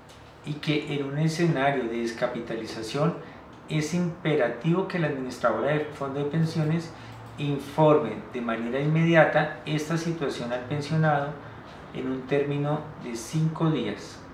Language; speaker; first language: Spanish; native; Spanish